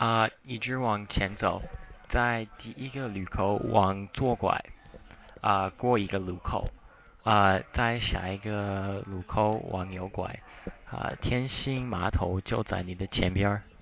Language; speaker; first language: Chinese; non-native, fluent; English